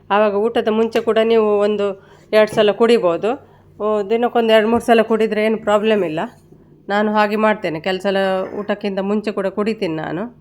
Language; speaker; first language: Kannada; native; Kannada